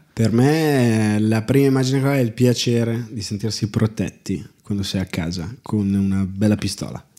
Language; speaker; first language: Italian; native; Italian